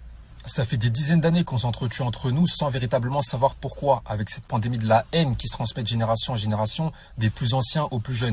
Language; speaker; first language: French; native; French